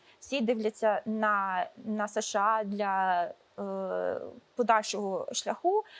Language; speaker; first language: Ukrainian; early bilingual, heritage; Ukrainian